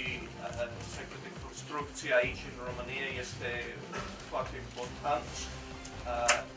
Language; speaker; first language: Romanian; non-native, learner; English